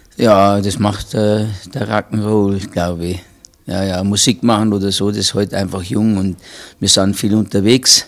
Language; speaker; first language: German; native; German